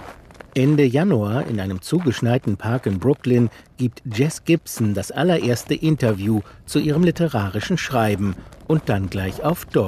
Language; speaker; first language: German; native; German